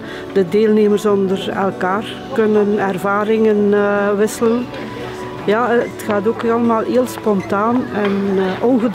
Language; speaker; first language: Dutch; native; Dutch